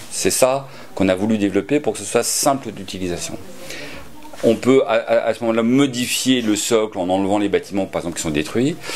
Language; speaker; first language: French; native; French